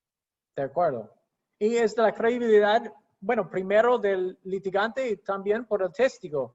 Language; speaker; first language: Spanish; non-native, fluent; English